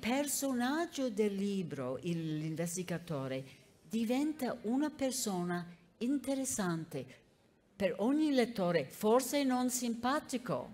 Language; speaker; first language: Italian; non-native, fluent; English